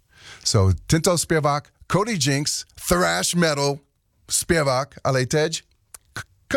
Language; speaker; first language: Czech; non-native, learner; English